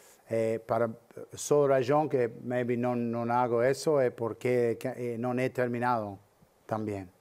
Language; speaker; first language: Spanish; non-native, learner; English